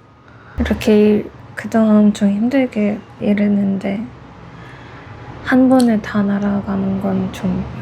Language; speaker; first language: Korean; non-native, fluent; Russian